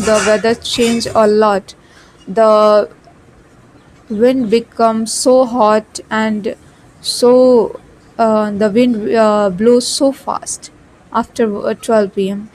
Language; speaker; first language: English; non-native, learner; Bhojpuri